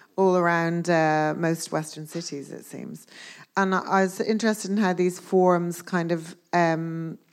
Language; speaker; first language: English; native; English